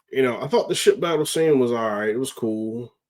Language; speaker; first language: English; native; English